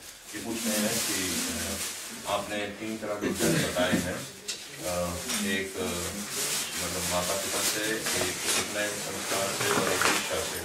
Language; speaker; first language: Russian; non-native, learner; Hindi